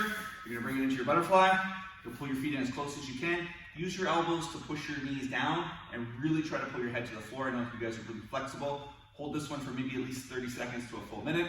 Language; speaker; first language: English; native; English